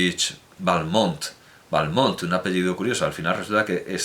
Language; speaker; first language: Spanish; native; Spanish